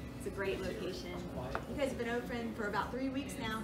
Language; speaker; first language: English; native; English